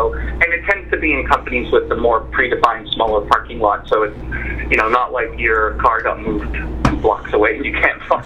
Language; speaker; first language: English; native; English